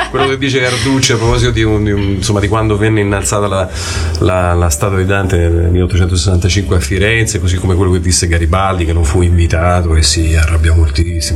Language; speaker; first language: Italian; native; Italian